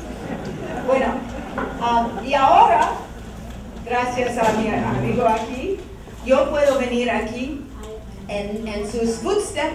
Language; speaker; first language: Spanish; non-native, learner; English